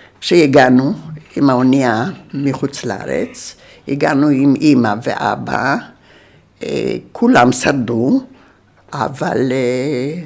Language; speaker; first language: Hebrew; early bilingual, other home language; Yiddish